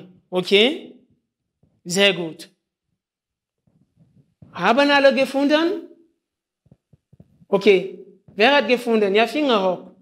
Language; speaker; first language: German; non-native, fluent; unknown